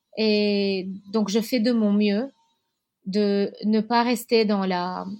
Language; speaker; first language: French; non-native, local second language; Arabic